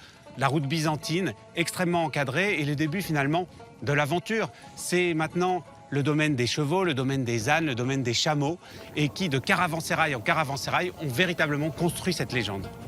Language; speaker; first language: French; native; French